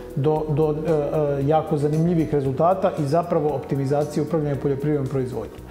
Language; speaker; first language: Serbian; native; Serbian